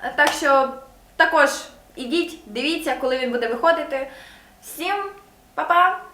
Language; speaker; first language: Ukrainian; non-native, local second language; Russian